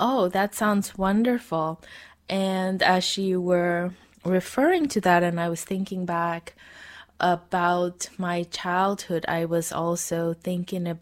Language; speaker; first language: English; non-native, fluent; Dutch